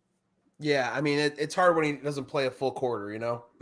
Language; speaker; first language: English; native; English